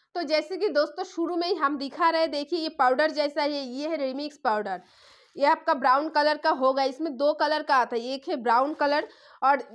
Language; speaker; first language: Hindi; non-native, local second language; Bangla